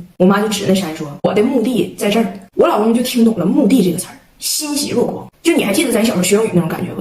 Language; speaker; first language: Chinese; native; Chinese